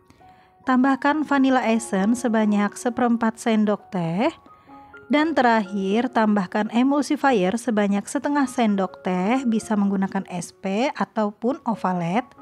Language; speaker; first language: Indonesian; native; Indonesian